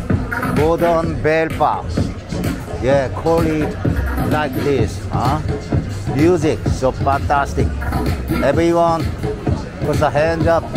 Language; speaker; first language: English; non-native, learner; Korean